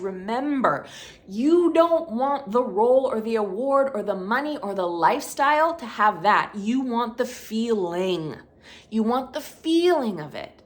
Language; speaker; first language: English; native; English